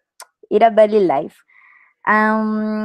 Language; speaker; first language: English; non-native, learner; Spanish